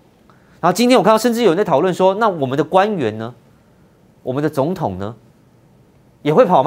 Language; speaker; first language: Chinese; native; Chinese